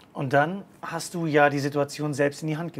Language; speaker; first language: German; native; German